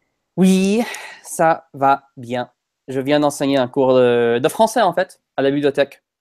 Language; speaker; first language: French; non-native, fluent; English